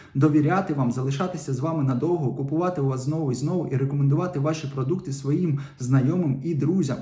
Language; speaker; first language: Ukrainian; native; Ukrainian